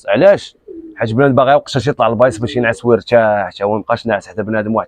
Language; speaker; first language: Arabic; native; Arabic